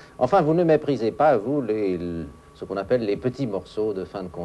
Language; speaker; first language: French; native; French